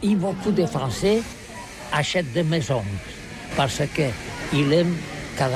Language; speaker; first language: French; non-native, learner; Catalan